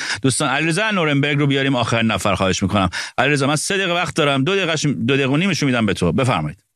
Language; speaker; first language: Persian; native; Persian